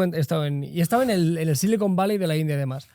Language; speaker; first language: Spanish; native; Spanish